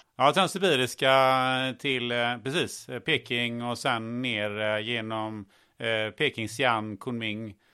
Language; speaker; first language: Swedish; early bilingual, other home language; German